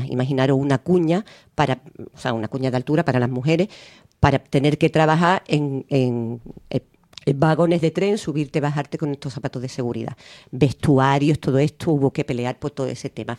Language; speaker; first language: Spanish; native; Spanish